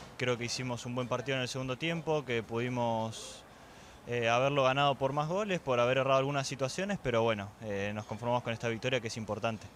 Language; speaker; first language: Spanish; native; Spanish